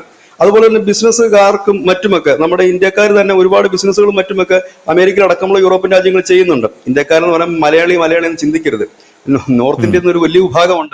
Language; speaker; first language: Malayalam; native; Malayalam